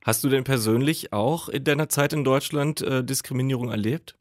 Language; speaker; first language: German; native; German